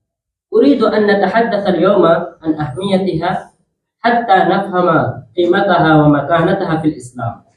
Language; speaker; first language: Arabic; non-native, learner; Urdu